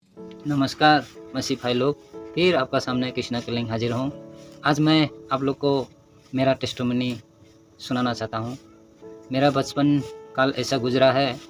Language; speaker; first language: Hindi; non-native, local second language; Nepali